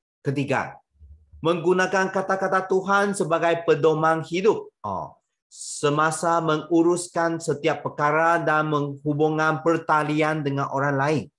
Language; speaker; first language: Malay; non-native, local second language; Chinese